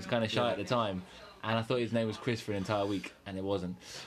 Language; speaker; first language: English; native; English